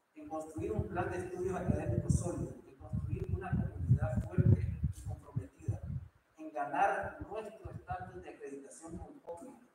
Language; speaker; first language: Spanish; native; Spanish